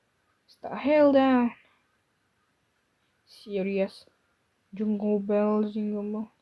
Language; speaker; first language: English; non-native, learner; Lithuanian